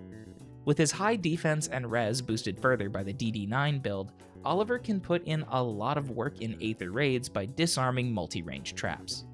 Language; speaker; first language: English; native; English